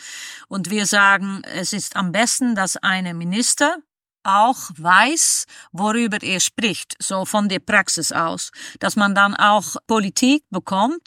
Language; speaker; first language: German; non-native, fluent; Dutch